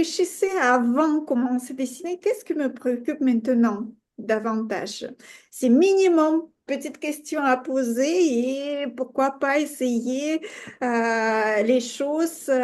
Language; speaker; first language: French; non-native, fluent; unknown